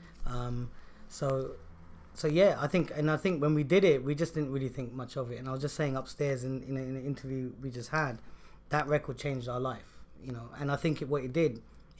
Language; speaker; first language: English; native; English